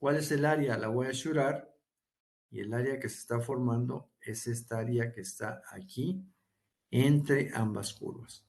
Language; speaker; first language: Spanish; native; Spanish